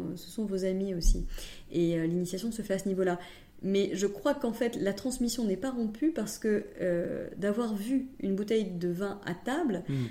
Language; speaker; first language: French; native; French